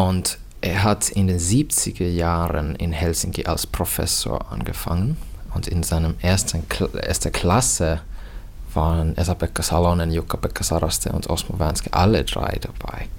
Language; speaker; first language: German; non-native, fluent; Finnish